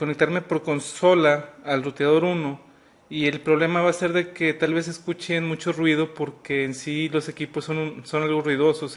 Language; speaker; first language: Spanish; native; Spanish